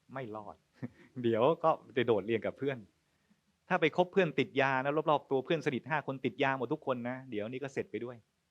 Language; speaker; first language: Thai; native; Thai